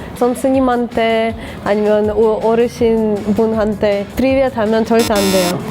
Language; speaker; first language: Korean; non-native, fluent; Russian